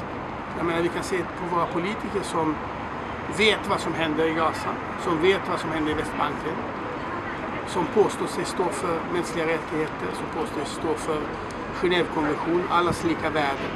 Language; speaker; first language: Swedish; non-native, fluent; Hebrew